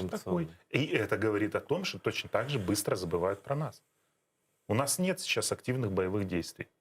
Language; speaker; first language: Russian; native; Russian